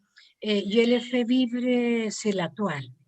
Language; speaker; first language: French; non-native, learner; Spanish